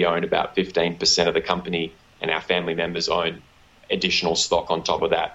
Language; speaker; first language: English; native; English